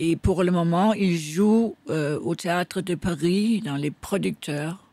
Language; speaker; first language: French; non-native, fluent; Danish